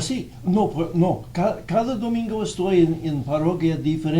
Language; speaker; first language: Spanish; non-native, fluent; English